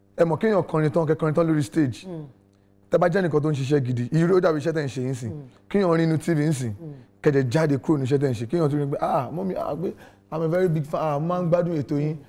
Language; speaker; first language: Yoruba; non-native, local second language; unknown